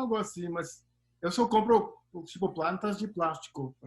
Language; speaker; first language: Portuguese; non-native, fluent; English